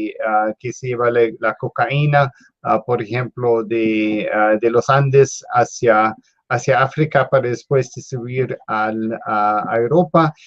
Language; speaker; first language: Spanish; non-native, fluent; English